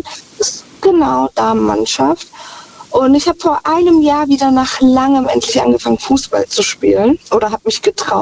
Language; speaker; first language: German; native; German